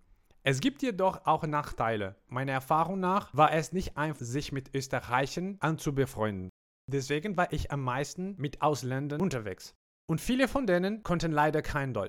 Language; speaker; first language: German; non-native, fluent; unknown